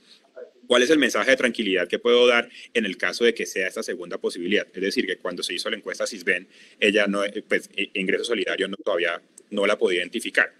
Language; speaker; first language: Spanish; native; Spanish